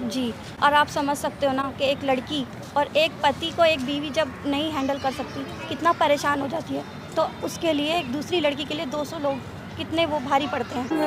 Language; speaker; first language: Hindi; non-native, local second language; Tamil